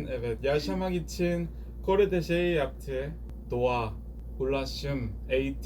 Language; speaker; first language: Turkish; non-native, learner; Korean